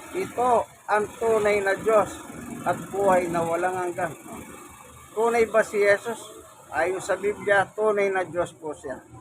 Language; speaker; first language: Filipino; native; Filipino